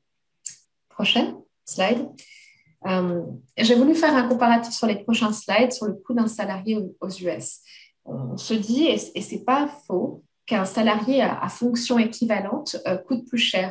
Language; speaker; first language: French; native; French